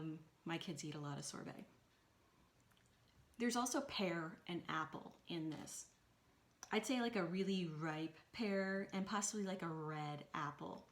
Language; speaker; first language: English; native; English